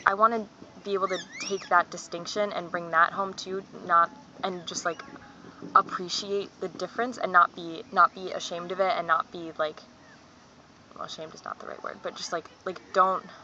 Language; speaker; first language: English; native; English